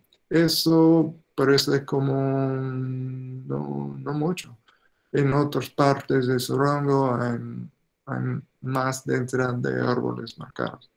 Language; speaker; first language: Spanish; non-native, fluent; English